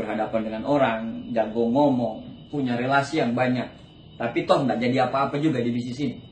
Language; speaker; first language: Indonesian; native; Indonesian